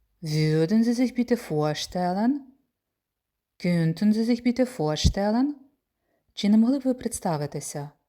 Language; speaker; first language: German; non-native, fluent; Ukrainian